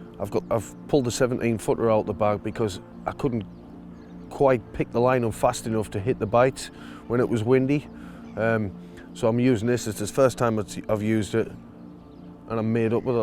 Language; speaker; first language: English; native; English